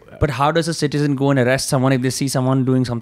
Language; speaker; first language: English; non-native, local second language; Hindi